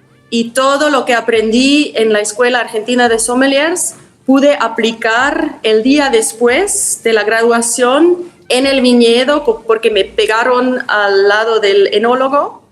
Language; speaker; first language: Spanish; non-native, fluent; German